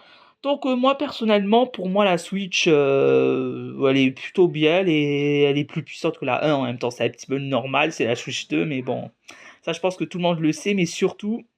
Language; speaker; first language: French; native; French